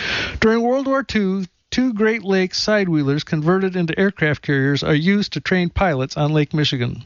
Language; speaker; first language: English; native; English